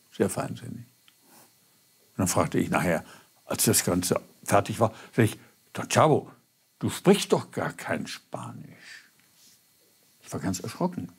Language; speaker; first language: German; native; German